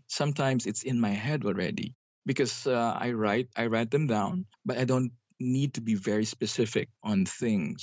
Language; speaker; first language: English; non-native, local second language; Hiligaynon